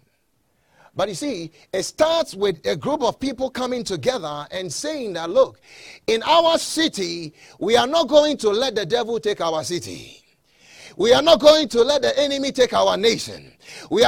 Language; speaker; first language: English; non-native, local second language; Akan